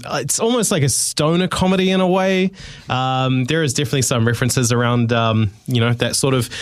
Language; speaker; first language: English; native; English